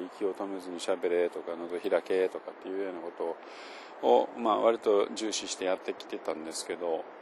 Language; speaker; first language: Japanese; native; Japanese